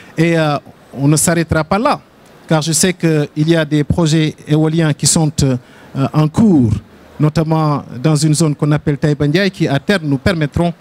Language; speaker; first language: French; non-native, local second language; Wolof